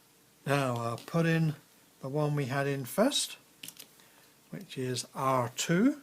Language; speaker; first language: English; native; English